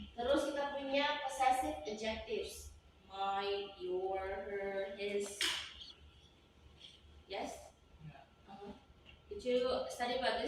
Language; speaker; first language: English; non-native, fluent; Indonesian